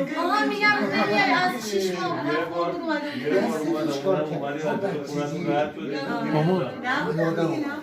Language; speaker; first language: Turkish; non-native, fluent; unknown